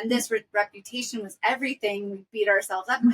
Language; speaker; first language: English; native; English